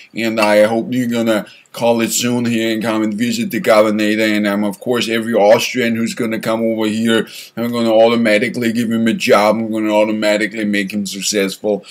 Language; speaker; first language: English; non-native, fluent; German